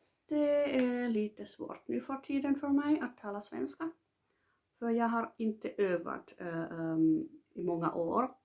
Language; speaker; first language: Swedish; non-native, local second language; Finnish